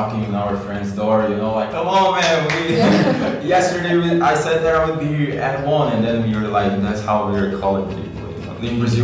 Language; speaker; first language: English; non-native, fluent; Portuguese